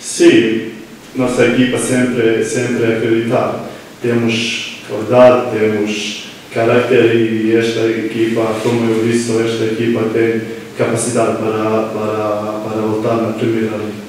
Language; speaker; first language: Portuguese; non-native, learner; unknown